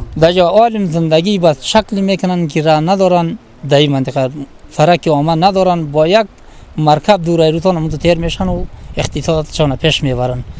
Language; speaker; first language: Persian; non-native, local second language; Gujari